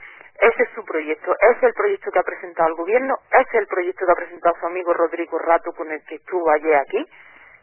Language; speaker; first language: Spanish; native; Spanish